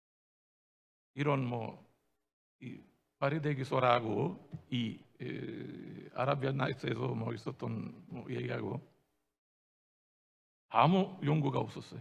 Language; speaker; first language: Korean; non-native, fluent; Italian